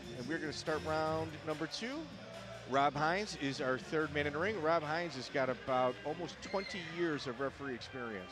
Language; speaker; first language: English; native; English